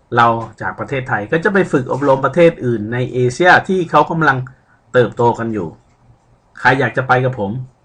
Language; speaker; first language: Thai; early bilingual, other home language; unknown